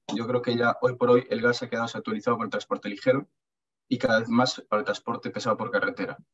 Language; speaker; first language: Spanish; native; Spanish